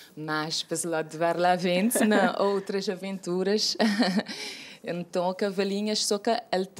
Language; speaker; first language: Portuguese; non-native, local second language; Kabuverdianu